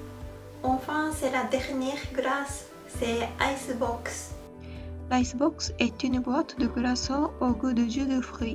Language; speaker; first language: French; non-native, fluent; Japanese